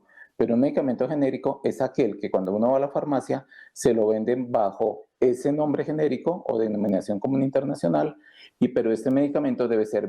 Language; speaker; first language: Spanish; native; Spanish